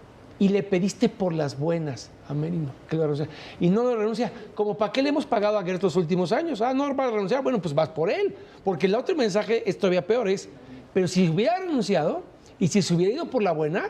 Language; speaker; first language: Spanish; native; Spanish